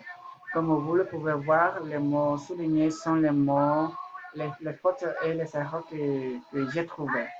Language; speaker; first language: French; non-native, learner; Spanish